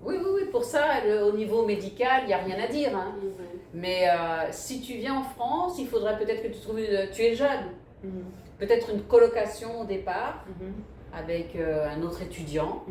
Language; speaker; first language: French; early bilingual, other home language; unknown